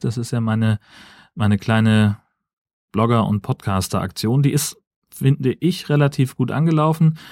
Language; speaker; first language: German; native; German